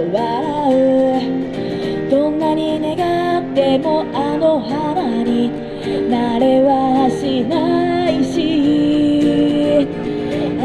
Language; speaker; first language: Japanese; native; Japanese